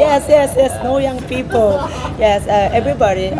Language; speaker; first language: English; non-native, learner; Japanese